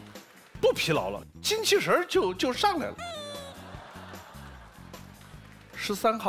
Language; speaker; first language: Chinese; native; Chinese